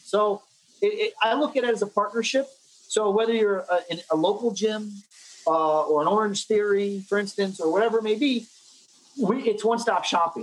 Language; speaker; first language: English; native; English